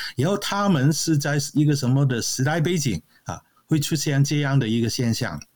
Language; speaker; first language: Chinese; non-native, local second language; Cantonese